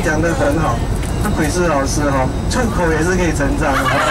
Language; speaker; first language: Chinese; native; Chinese